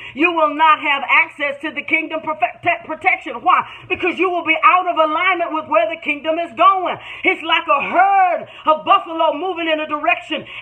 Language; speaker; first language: English; native; English